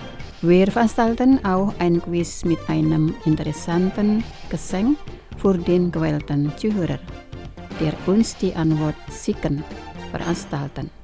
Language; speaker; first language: German; non-native, fluent; Indonesian